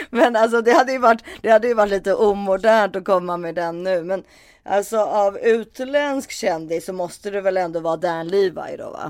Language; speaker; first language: Swedish; early bilingual, other home language; French